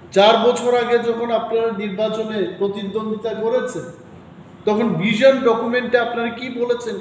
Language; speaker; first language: Bangla; non-native, local second language; Kok Borok